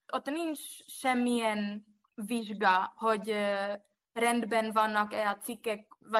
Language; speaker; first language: Hungarian; non-native, fluent; Czech